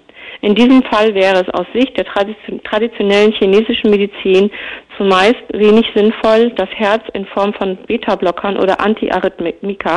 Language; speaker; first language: German; native; German